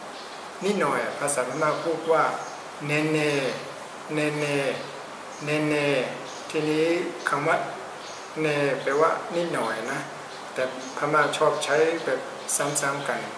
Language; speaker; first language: Thai; native; Thai